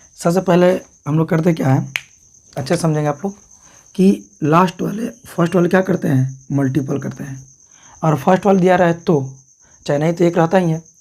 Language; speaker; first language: Hindi; native; Hindi